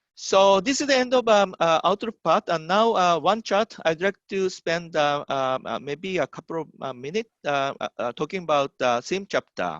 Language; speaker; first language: English; non-native, fluent; Japanese